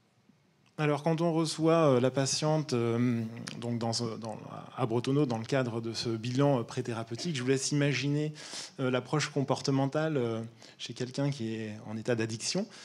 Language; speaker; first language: French; native; French